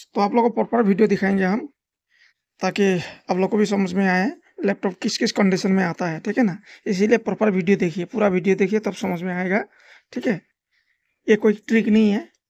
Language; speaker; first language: Hindi; non-native, local second language; Nepali